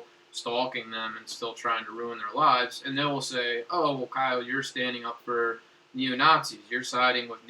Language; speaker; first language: English; native; English